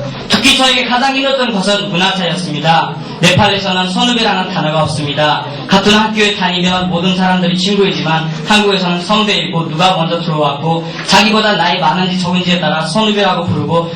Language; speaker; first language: Korean; non-native, learner; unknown